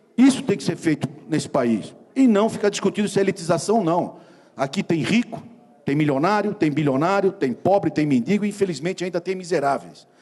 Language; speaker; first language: Portuguese; native; Portuguese